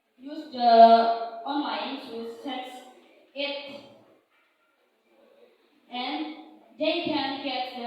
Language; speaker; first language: English; non-native, learner; Indonesian